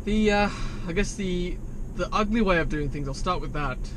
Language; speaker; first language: English; native; English